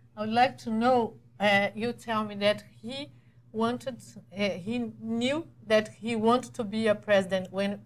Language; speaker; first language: English; non-native, learner; Portuguese